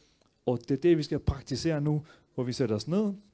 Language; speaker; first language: Danish; early bilingual, other home language; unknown